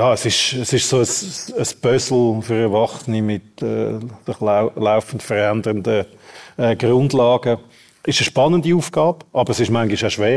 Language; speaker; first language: German; native; German